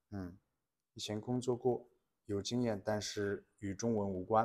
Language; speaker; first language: Chinese; native; Chinese